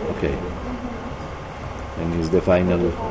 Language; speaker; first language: English; non-native, learner; Spanish